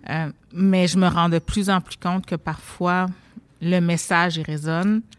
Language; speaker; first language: French; native; French